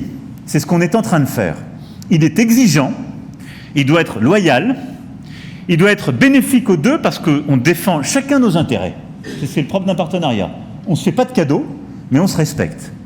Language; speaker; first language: French; native; French